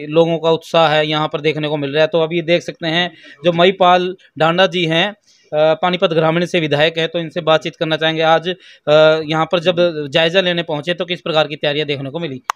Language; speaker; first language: Hindi; native; Hindi